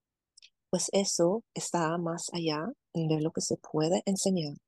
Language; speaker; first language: Spanish; non-native, fluent; German